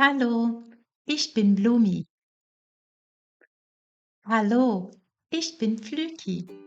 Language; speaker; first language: German; non-native, fluent; Portuguese